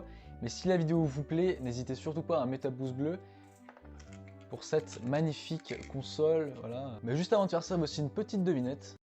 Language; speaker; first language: French; native; French